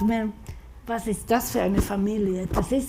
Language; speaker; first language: German; non-native, fluent; Slovak